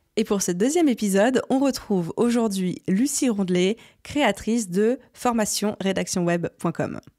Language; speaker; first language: French; native; French